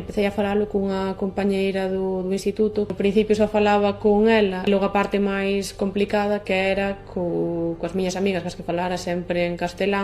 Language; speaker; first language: Galician; non-native, local second language; Spanish